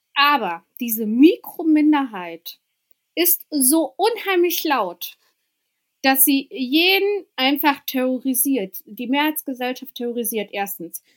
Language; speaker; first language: German; early bilingual, other home language; Albanian